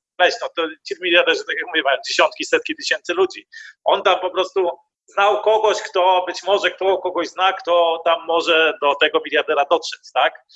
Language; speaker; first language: Polish; early bilingual, heritage; Polish